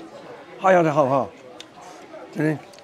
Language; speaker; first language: Chinese; native; Chinese